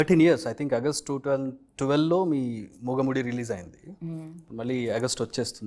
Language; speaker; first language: Telugu; native; Telugu